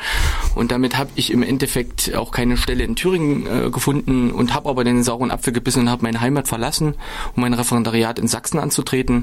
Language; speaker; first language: German; native; German